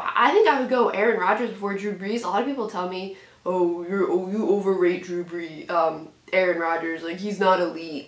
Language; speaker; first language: English; native; English